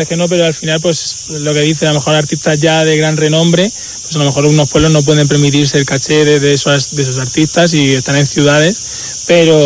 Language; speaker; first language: Spanish; native; Spanish